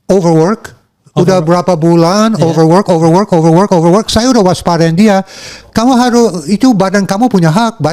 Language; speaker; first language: Indonesian; non-native, learner; English